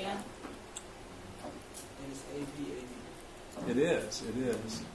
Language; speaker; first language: English; non-native, learner; Chinese